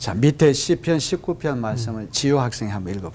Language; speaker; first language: Korean; native; Korean